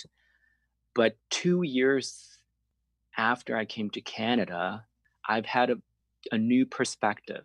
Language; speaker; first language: English; non-native, fluent; Chinese